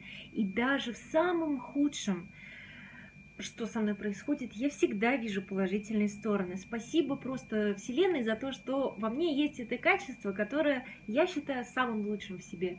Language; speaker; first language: Russian; native; Russian